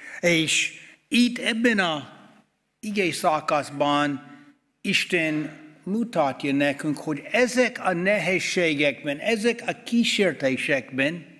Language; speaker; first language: Hungarian; non-native, fluent; English